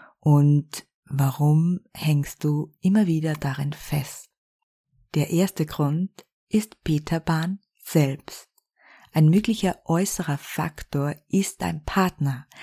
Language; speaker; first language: German; native; German